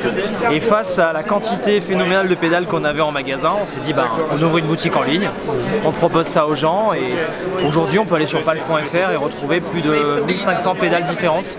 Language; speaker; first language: French; native; French